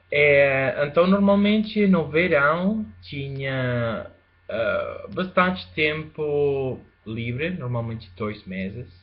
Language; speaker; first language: Portuguese; non-native, fluent; Spanish